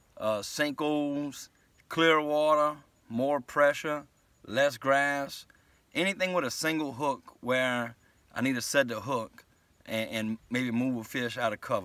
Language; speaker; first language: English; native; English